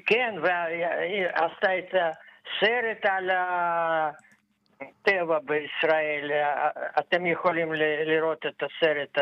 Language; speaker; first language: Hebrew; non-native, fluent; Russian